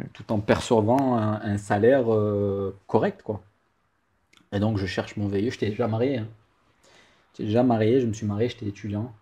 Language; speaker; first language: French; native; French